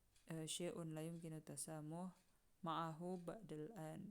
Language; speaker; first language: Arabic; non-native, fluent; Indonesian